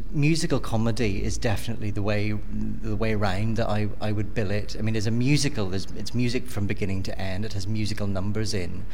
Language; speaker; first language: English; native; English